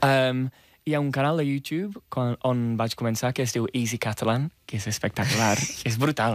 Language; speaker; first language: Catalan; non-native, fluent; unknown